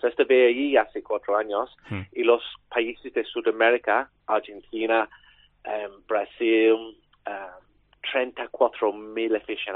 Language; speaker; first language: Spanish; non-native, learner; English